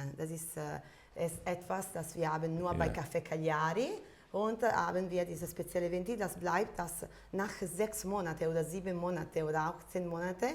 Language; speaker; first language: German; non-native, fluent; Italian